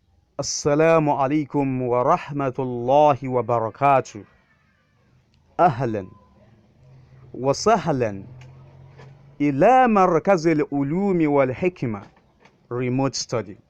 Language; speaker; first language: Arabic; non-native, fluent; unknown